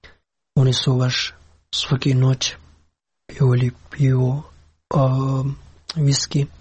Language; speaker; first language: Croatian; non-native, learner; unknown